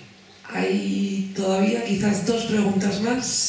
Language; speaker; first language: Spanish; native; Spanish